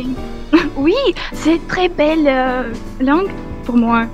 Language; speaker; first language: French; non-native, learner; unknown